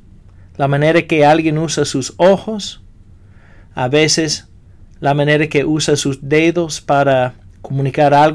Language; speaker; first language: Spanish; non-native, fluent; English